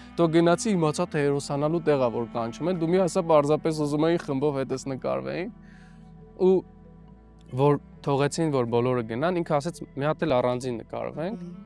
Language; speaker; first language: Armenian; native; Armenian